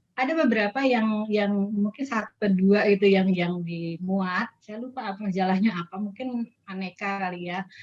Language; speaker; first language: Indonesian; native; Indonesian